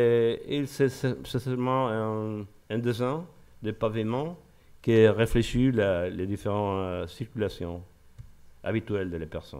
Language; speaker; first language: French; non-native, learner; Spanish